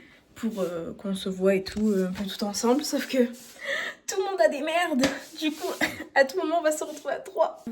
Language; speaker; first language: French; native; French